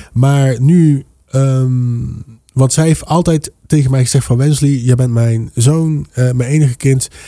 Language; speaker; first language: Dutch; early bilingual, other home language; Papiamento